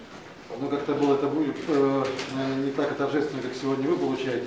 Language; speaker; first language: Russian; native; Russian